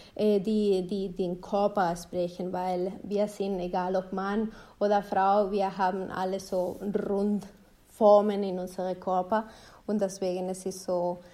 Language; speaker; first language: German; non-native, fluent; Spanish